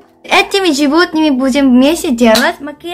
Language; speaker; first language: Russian; non-native, fluent; Korean